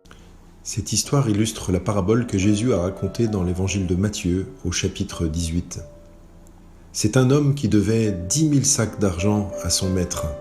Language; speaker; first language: French; native; French